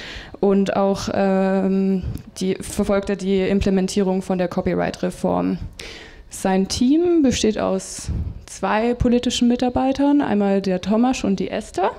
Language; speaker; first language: German; native; German